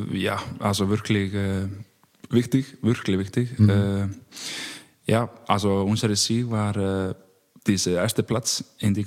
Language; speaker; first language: German; non-native, learner; Icelandic